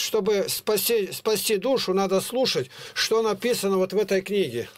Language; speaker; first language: Russian; native; Russian